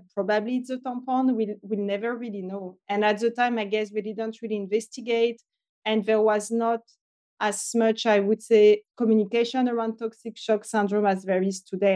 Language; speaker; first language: English; non-native, fluent; French